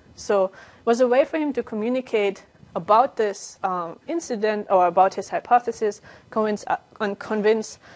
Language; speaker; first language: English; non-native, fluent; German